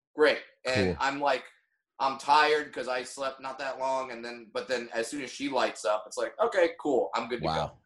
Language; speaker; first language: English; native; English